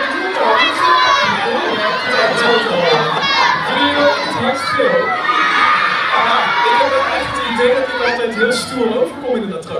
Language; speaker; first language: Dutch; native; Dutch